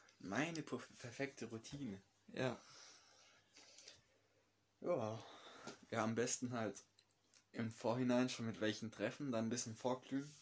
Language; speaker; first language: German; native; German